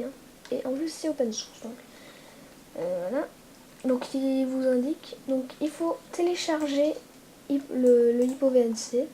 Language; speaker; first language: French; native; French